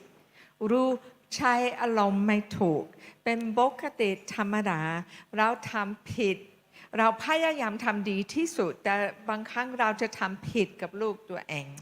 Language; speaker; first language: Thai; non-native, fluent; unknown